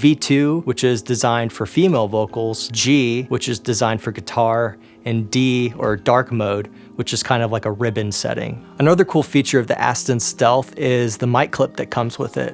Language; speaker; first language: English; native; English